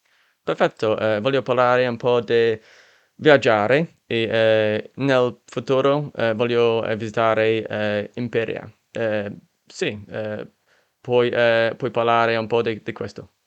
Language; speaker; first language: Italian; non-native, learner; English